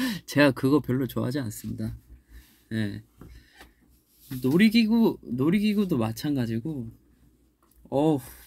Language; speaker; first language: Korean; native; Korean